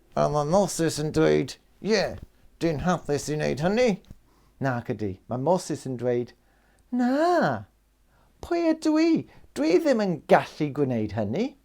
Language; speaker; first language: Welsh; non-native, local second language; English